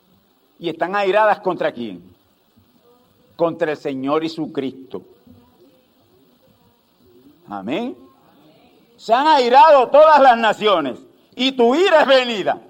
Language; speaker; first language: Spanish; native; Spanish